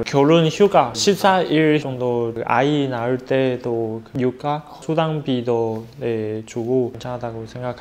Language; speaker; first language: Korean; non-native, fluent; Chinese